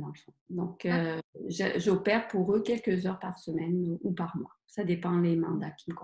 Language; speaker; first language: French; native; French